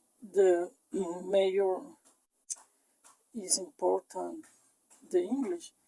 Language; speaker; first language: English; non-native, learner; Spanish